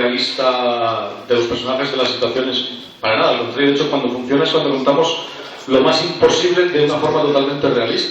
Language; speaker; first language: Spanish; native; Spanish